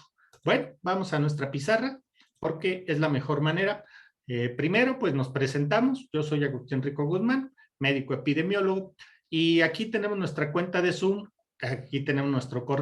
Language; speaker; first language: Spanish; native; Spanish